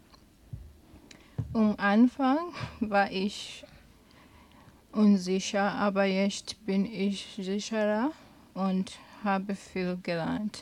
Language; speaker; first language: German; non-native, learner; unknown